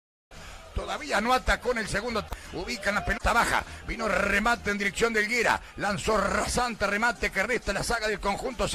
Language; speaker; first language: Spanish; native; Spanish